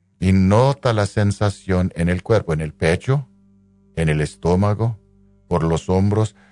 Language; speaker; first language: Spanish; non-native, local second language; English